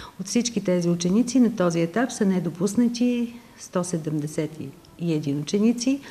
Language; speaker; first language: Bulgarian; native; Bulgarian